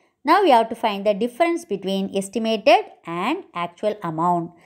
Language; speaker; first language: English; non-native, local second language; Tamil